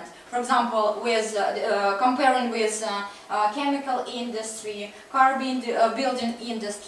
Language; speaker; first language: English; non-native, fluent; Russian